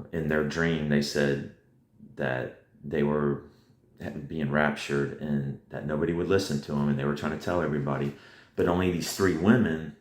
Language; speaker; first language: English; native; English